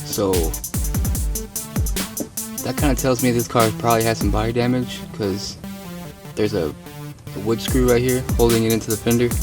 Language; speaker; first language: English; native; English